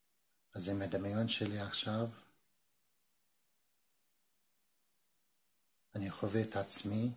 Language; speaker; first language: Hebrew; non-native, local second language; Arabic